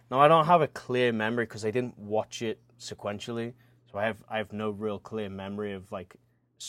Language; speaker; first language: English; native; English